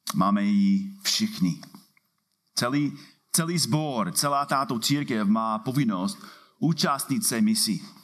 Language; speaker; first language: Czech; non-native, fluent; English